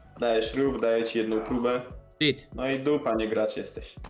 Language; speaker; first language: Polish; native; Polish